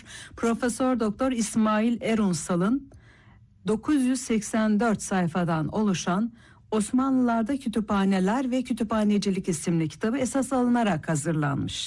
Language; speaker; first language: Turkish; native; Turkish